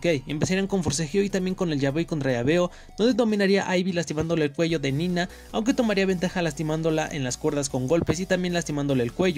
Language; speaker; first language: Spanish; native; Spanish